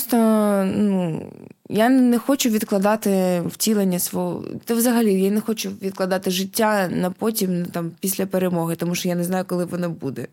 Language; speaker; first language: Ukrainian; non-native, local second language; Russian